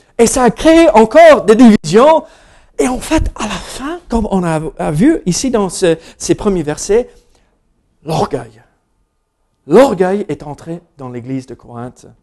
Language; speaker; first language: French; non-native, fluent; English